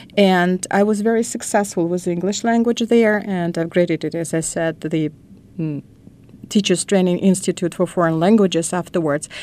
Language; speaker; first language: English; non-native, fluent; Russian